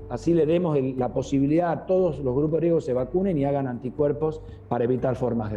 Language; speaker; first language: Spanish; native; Spanish